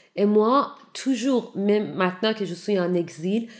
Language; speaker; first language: French; non-native, learner; Persian